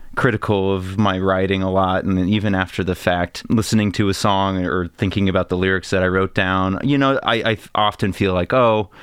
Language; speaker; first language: English; native; English